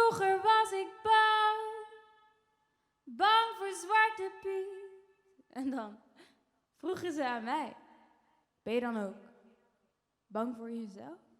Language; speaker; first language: Dutch; early bilingual, other home language; Kinyarwanda